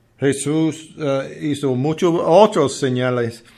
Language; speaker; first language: Spanish; non-native, learner; English